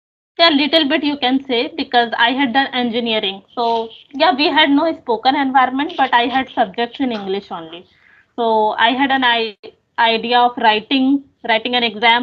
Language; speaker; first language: English; non-native, local second language; Hindi